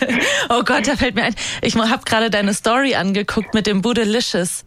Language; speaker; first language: German; native; German